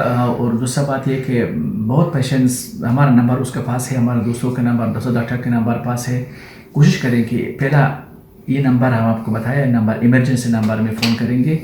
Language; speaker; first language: Hindi; non-native, learner; Persian